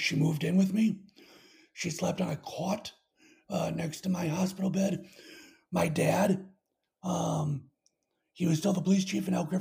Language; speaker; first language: English; native; English